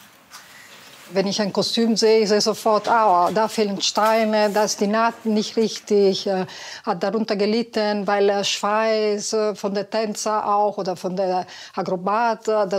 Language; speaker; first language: German; non-native, fluent; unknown